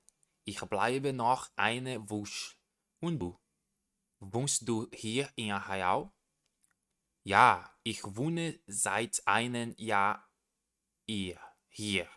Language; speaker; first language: German; non-native, learner; Portuguese